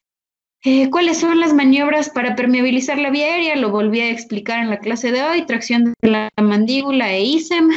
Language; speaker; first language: Spanish; native; Spanish